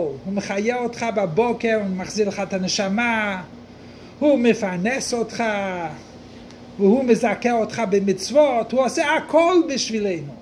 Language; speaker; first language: Hebrew; non-native, fluent; English